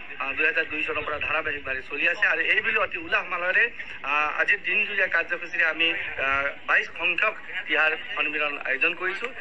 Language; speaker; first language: Assamese; non-native, local second language; Nepali